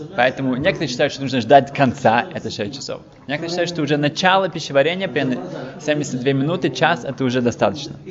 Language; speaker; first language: Russian; early bilingual, heritage; Russian